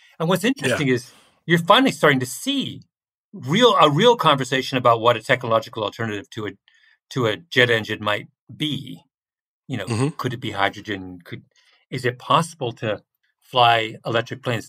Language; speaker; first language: English; native; English